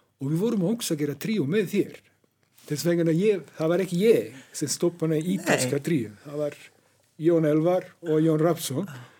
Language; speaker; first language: Icelandic; non-native, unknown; Italian